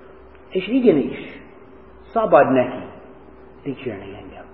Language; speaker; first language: Hungarian; non-native, fluent; English